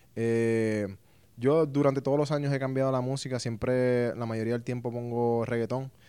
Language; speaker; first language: Spanish; native; Spanish